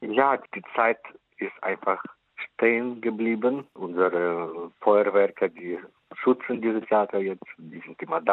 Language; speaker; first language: German; non-native, fluent; Ukrainian